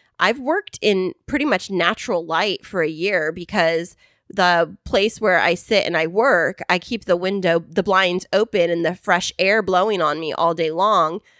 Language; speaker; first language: English; native; English